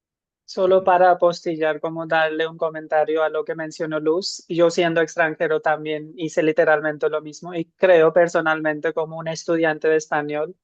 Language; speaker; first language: Spanish; non-native, fluent; Hindi